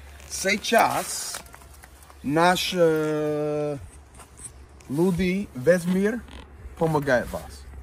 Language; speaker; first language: Russian; non-native, learner; English